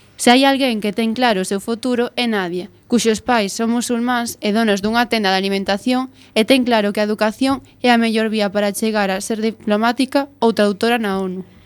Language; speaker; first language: Galician; non-native, local second language; Spanish